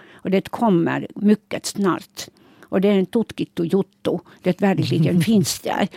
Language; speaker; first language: Swedish; non-native, local second language; Finnish